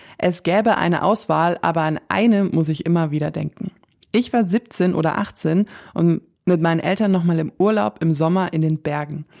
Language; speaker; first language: German; native; German